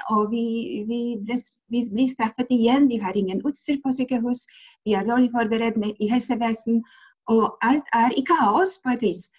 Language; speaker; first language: Norwegian; non-native, fluent; Polish